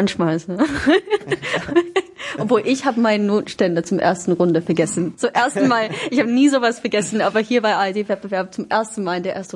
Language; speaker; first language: German; non-native, fluent; English